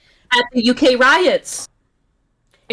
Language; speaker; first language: English; native; English